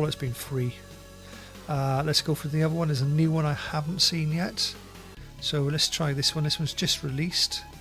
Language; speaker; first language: English; native; English